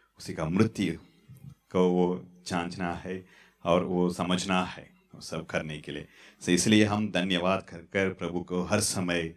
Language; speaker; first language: Hindi; non-native, local second language; Tamil